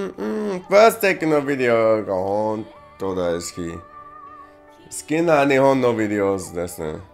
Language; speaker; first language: Japanese; non-native, learner; English